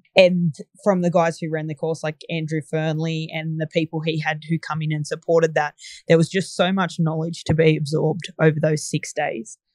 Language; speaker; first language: English; native; English